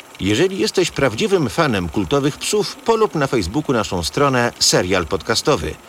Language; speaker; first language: Polish; native; Polish